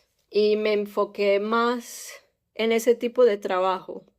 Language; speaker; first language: Spanish; early bilingual, heritage; English